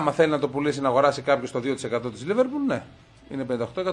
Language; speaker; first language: Greek; native; Greek